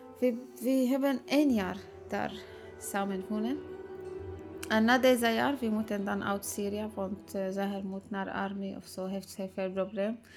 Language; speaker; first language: Dutch; non-native, learner; Arabic